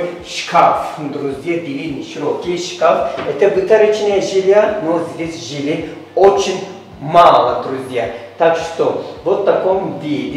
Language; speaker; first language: Russian; non-native, learner; Turkish